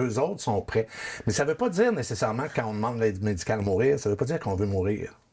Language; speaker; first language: French; native; French